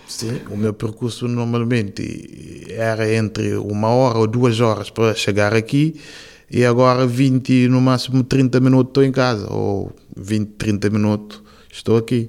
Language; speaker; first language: Portuguese; non-native, local second language; Kabuverdianu